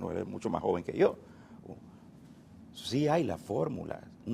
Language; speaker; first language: Spanish; native; Spanish